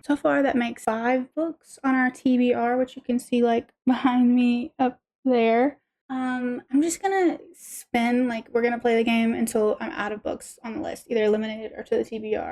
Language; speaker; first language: English; native; English